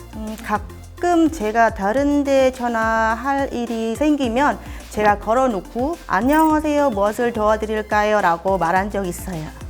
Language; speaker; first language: Korean; non-native, fluent; Khmer